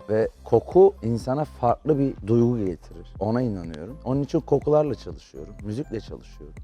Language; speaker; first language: Turkish; native; Turkish